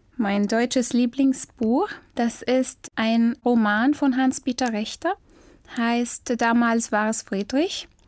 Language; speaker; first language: German; non-native, fluent; Arabic